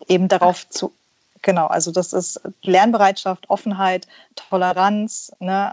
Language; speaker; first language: German; early bilingual, other home language; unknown